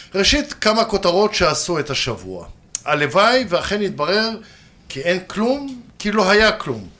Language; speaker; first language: Hebrew; early bilingual, other home language; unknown